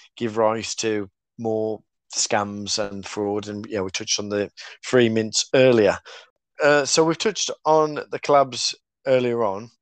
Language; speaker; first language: English; native; English